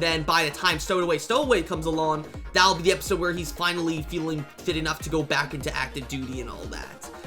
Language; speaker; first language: English; native; English